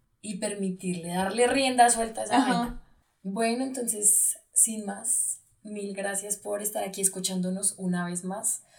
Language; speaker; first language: Spanish; native; Spanish